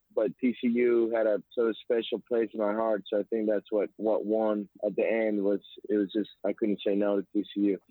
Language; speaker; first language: English; non-native, fluent; Spanish